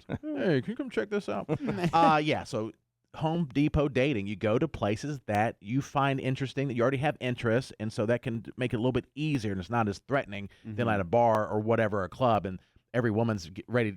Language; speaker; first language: English; native; English